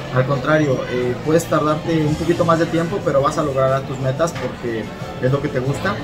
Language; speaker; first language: Spanish; native; Spanish